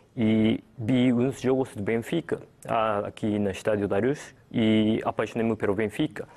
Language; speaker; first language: Portuguese; non-native, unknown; Japanese